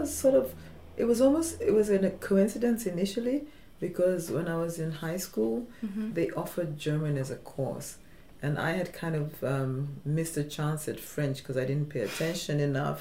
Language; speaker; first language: English; non-native, local second language; Luo (Kenya and Tanzania)